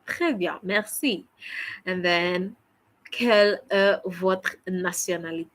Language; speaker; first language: French; non-native, fluent; English